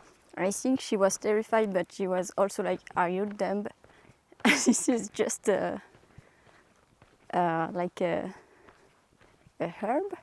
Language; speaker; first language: English; non-native, fluent; French